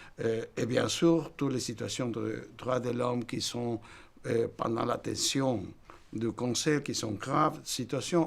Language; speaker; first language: French; non-native, fluent; Spanish